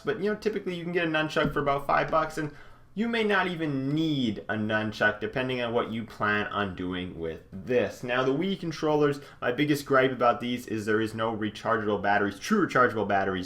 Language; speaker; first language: English; native; English